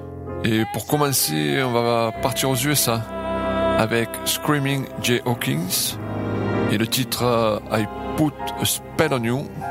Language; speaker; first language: French; native; French